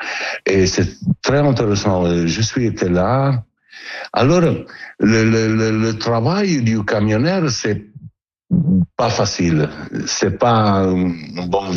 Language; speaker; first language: French; non-native, learner; Italian